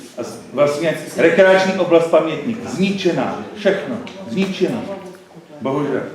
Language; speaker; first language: Czech; native; Czech